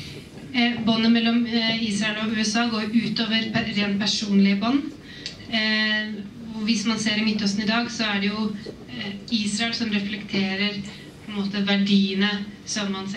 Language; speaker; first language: Norwegian; native; Norwegian